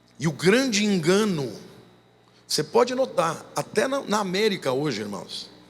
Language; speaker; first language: Portuguese; native; Portuguese